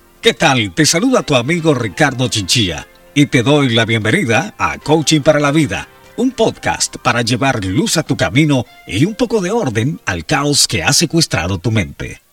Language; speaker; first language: Spanish; native; Spanish